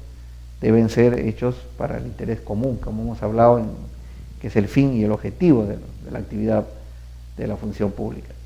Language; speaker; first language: Spanish; native; Spanish